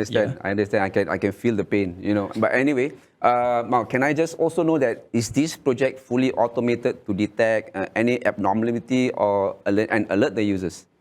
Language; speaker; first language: English; non-native, local second language; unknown